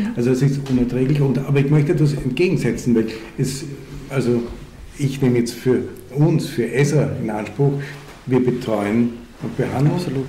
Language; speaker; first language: German; early bilingual, other home language; Hungarian